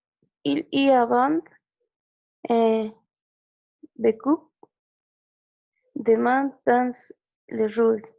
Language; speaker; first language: French; non-native, learner; Spanish